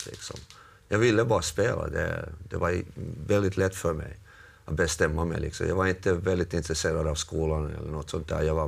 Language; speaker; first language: Swedish; non-native, local second language; Finnish